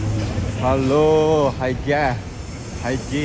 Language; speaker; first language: Indonesian; native; Indonesian